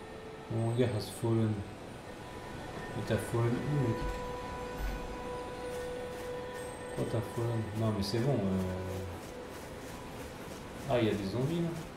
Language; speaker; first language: French; native; French